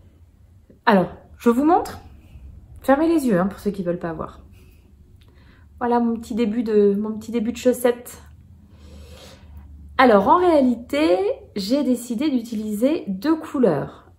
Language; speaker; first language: French; native; French